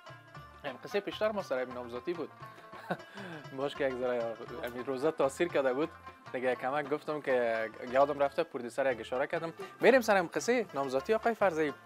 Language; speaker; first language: Persian; native; Persian